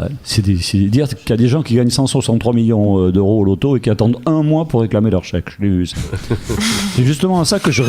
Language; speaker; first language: French; native; French